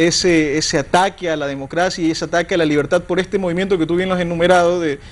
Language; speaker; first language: Spanish; native; Spanish